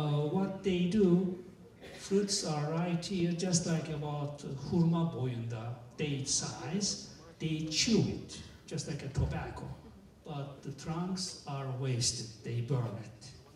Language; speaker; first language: English; non-native, fluent; Turkish